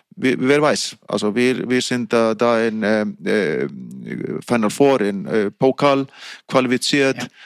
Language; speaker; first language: German; non-native, fluent; Icelandic